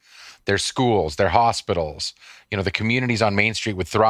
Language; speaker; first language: English; native; English